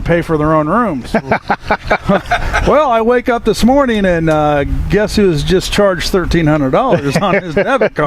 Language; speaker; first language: English; native; English